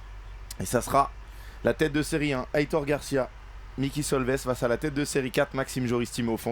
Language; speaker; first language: French; native; French